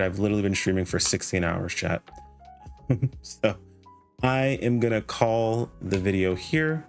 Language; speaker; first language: English; native; English